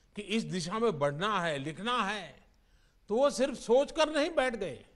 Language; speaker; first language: Hindi; non-native, local second language; Gujarati